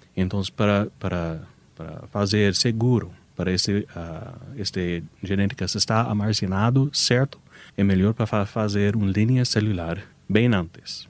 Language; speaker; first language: Portuguese; non-native, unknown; English